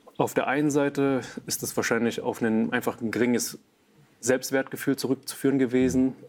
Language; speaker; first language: German; early bilingual, other home language; Vietnamese